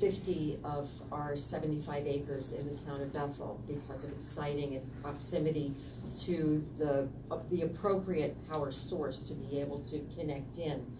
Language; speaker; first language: English; native; English